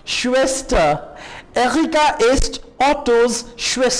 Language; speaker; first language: German; non-native, fluent; Urdu